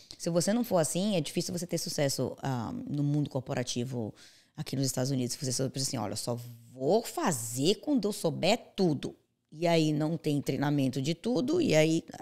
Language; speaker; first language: Portuguese; native; Portuguese